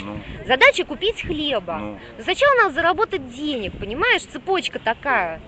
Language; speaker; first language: Russian; native; Russian